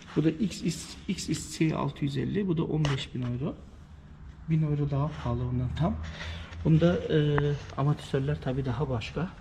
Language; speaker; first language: Turkish; early bilingual, heritage; Turkish